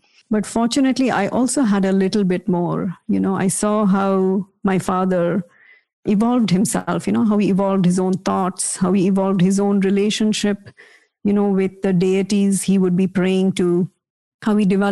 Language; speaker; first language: English; non-native, local second language; Kannada